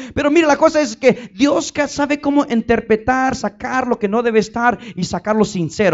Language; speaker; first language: Spanish; early bilingual, heritage; Spanish